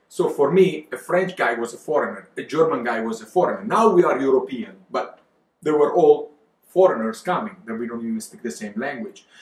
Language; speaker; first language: English; non-native, fluent; Italian